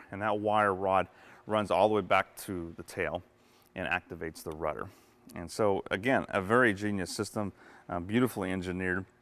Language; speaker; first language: English; native; English